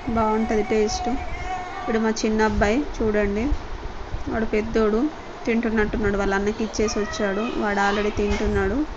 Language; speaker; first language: Telugu; non-native, local second language; Lambadi